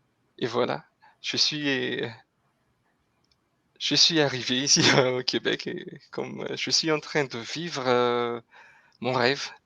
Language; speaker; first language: French; non-native, local second language; Malagasy